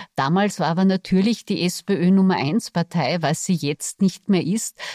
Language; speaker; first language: German; native; German